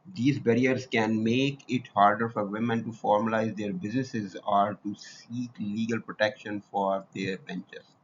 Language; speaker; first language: English; non-native, local second language; Urdu